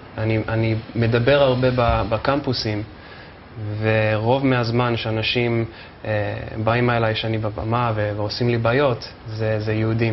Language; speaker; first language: Hebrew; non-native, fluent; English